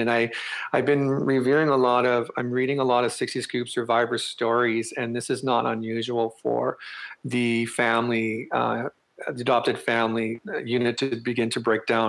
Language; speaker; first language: English; native; English